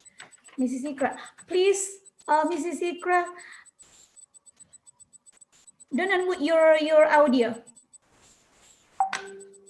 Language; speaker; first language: English; non-native, learner; Indonesian